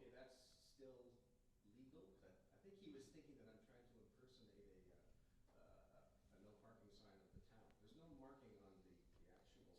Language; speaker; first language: English; native; English